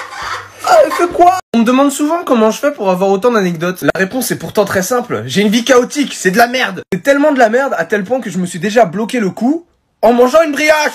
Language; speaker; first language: French; native; French